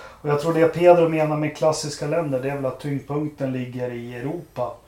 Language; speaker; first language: Swedish; native; Swedish